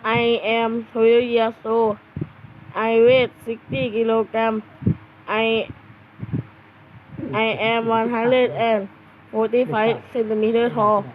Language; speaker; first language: English; non-native, learner; Thai